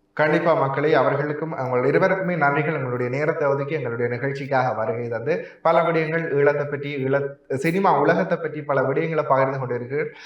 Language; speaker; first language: Tamil; native; Tamil